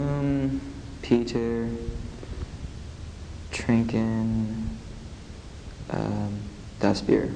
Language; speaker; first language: German; non-native, learner; English